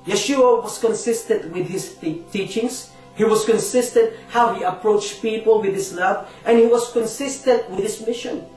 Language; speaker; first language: English; non-native, local second language; Filipino